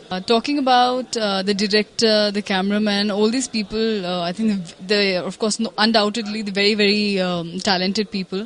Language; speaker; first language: English; non-native, local second language; Punjabi